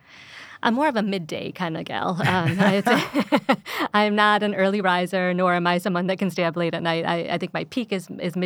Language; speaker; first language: English; early bilingual, other home language; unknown